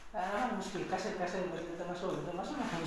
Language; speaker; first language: Arabic; non-native, learner; Filipino